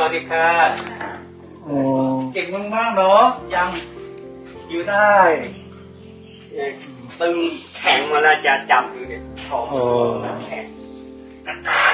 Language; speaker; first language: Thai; non-native, fluent; Korean